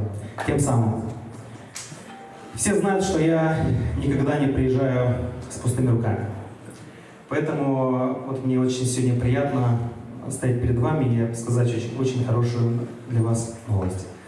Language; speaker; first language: Russian; non-native, local second language; Romanian